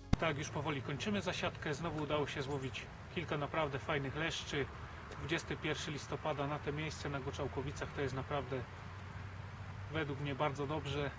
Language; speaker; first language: Polish; native; Polish